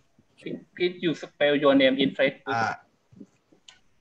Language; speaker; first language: English; non-native, learner; Thai